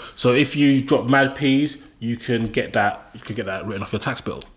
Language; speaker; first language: English; native; English